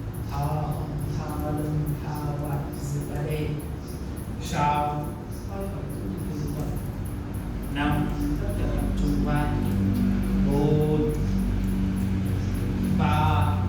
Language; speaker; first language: Vietnamese; non-native, learner; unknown